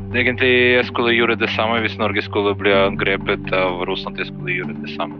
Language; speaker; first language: Norwegian; non-native, fluent; Russian